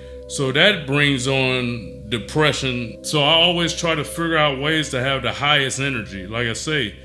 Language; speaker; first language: English; native; English